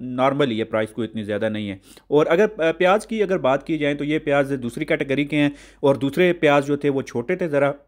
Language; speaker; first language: Urdu; native; Urdu